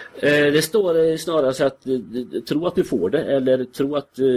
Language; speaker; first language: Swedish; native; Swedish